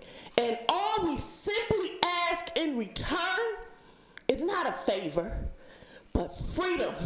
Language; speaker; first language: English; native; English